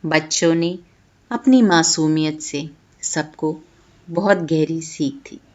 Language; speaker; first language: Hindi; non-native, local second language; Malayalam